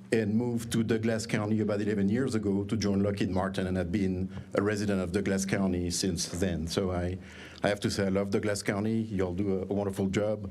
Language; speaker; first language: English; non-native, fluent; French